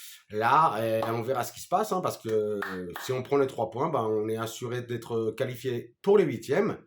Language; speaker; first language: French; native; French